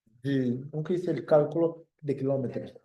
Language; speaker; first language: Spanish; non-native, fluent; Portuguese